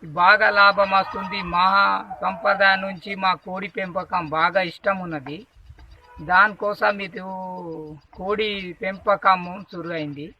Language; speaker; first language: Telugu; non-native, local second language; Gondi